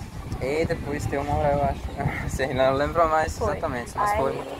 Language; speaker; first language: Portuguese; non-native, fluent; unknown